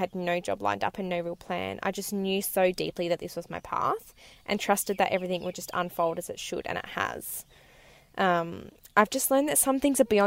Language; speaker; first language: English; native; English